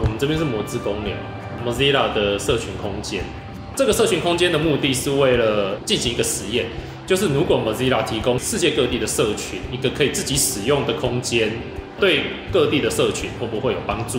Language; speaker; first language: Chinese; native; Chinese